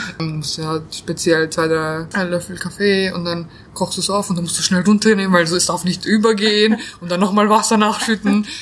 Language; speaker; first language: German; early bilingual, other home language; Bosnian